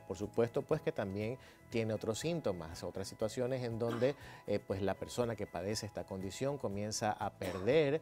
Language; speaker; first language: Spanish; native; Spanish